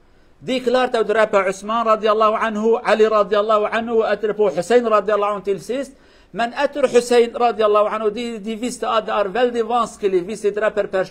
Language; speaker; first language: Norwegian; non-native, fluent; Kurdish